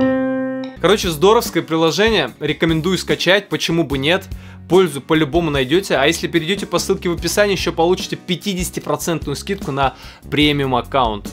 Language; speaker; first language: Russian; native; Russian